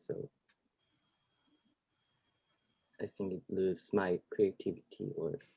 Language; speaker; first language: English; non-native, learner; Korean